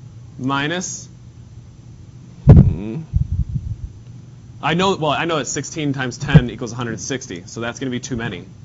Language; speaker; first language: English; native; English